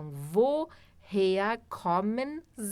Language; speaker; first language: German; non-native, fluent; Portuguese